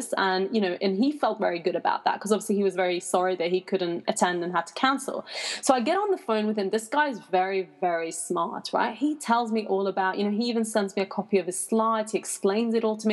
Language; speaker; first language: English; non-native, fluent; Persian